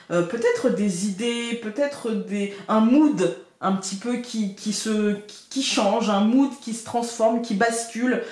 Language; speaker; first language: French; native; French